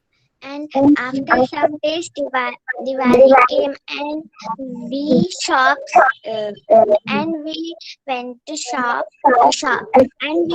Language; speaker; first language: English; non-native, learner; Hindi